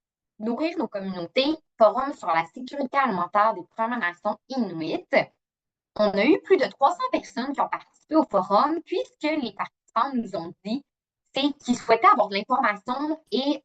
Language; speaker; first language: French; native; French